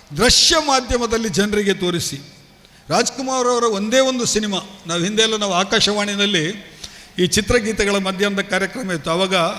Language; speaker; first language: Kannada; non-native, local second language; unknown